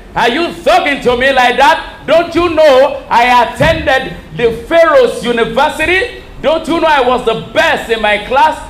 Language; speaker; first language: English; non-native, local second language; Yoruba